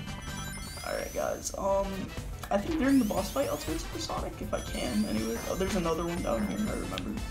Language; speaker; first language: English; native; English